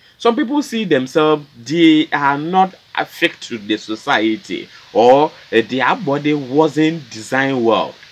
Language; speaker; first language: English; non-native, local second language; Akan